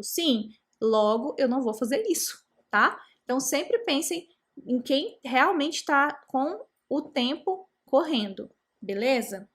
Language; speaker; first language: Portuguese; native; Portuguese